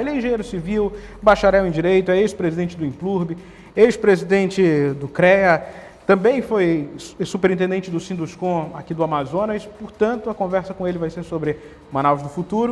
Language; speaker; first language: Portuguese; native; Portuguese